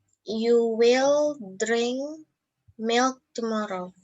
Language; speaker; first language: English; non-native, learner; Indonesian